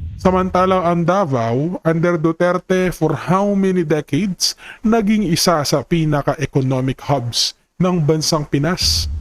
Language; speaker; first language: Filipino; native; Filipino